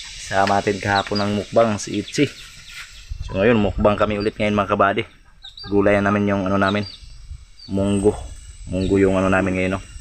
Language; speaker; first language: Filipino; non-native, local second language; Cebuano